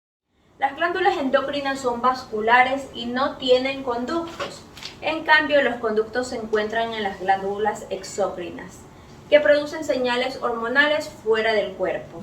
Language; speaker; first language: Spanish; native; Spanish